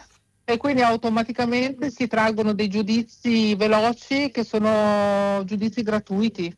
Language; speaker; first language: Italian; native; Italian